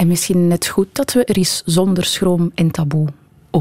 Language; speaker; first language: Dutch; native; Dutch